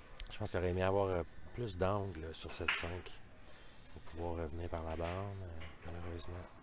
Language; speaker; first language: French; native; French